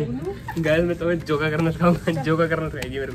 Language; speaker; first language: Hindi; native; Hindi